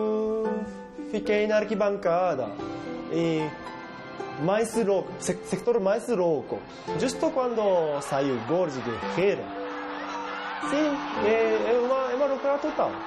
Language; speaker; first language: Portuguese; non-native, learner; Japanese